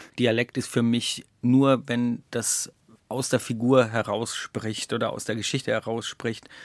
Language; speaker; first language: German; native; German